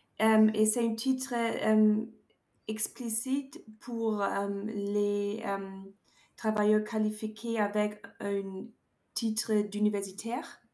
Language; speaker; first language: French; non-native, learner; German